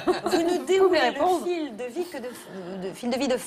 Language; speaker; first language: French; native; French